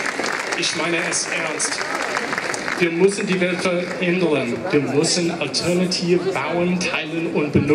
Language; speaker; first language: German; non-native, learner; English